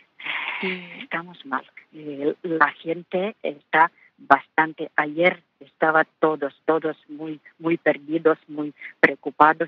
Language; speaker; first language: Spanish; non-native, learner; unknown